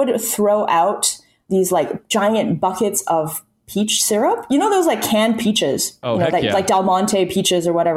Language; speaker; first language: English; early bilingual, other home language; Chinese